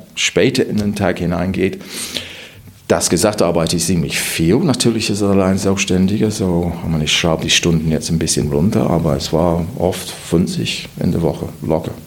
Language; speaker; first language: German; non-native, fluent; English